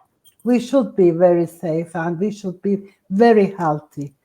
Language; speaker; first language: English; non-native, fluent; Turkish